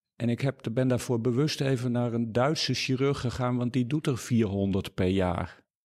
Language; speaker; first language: Dutch; native; Dutch